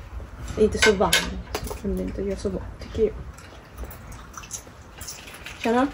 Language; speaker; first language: Swedish; non-native, learner; Vietnamese